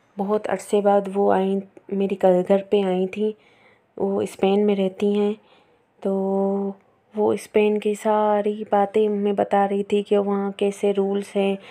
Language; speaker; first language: Urdu; native; Urdu